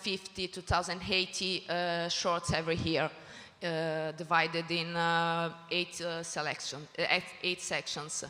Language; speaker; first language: English; non-native, learner; Italian